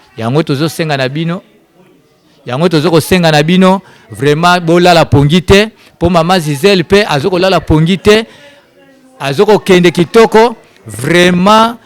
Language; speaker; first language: Lingala; native; Lingala